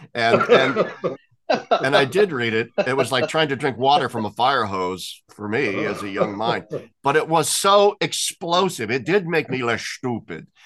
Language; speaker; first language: English; native; English